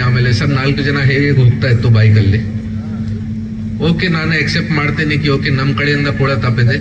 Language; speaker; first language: Kannada; non-native, learner; Hindi